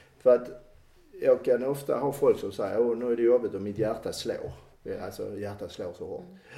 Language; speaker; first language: Swedish; native; Swedish